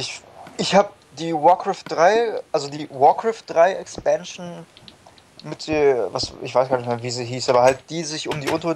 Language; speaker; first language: German; native; German